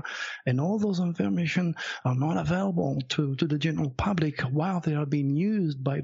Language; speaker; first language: English; non-native, fluent; French